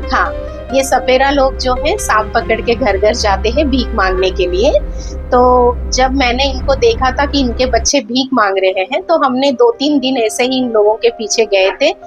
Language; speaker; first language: Hindi; non-native, local second language; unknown